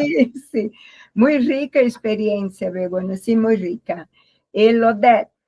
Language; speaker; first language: Spanish; non-native, learner; Portuguese